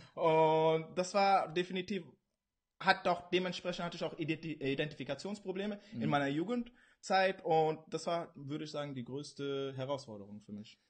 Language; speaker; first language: German; early bilingual, other home language; Urdu